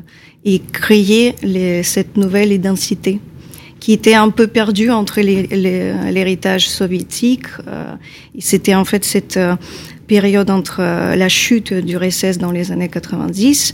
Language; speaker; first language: French; non-native, fluent; Ukrainian